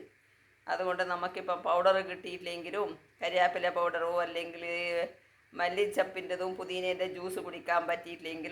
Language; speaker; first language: Malayalam; native; Malayalam